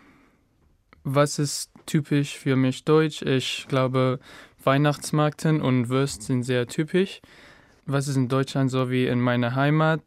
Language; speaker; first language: German; non-native, learner; Spanish